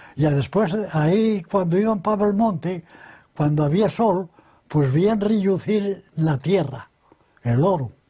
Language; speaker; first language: Asturian; native; Asturian